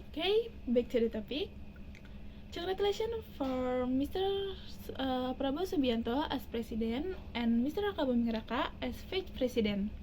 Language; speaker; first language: English; non-native, learner; Indonesian